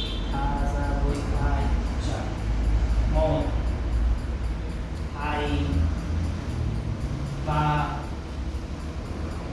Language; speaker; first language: Vietnamese; non-native, learner; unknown